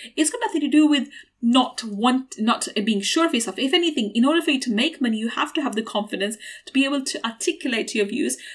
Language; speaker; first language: English; native; English